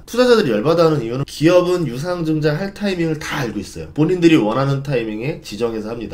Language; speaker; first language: Korean; native; Korean